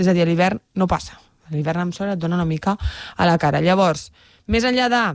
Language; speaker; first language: Catalan; non-native, local second language; Spanish